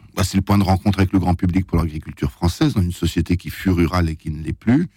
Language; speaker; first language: French; native; French